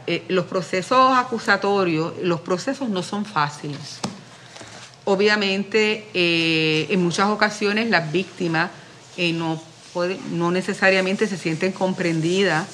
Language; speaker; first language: Spanish; native; Spanish